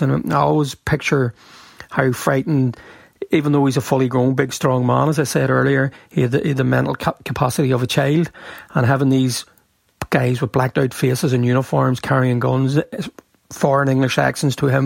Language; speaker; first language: English; native; English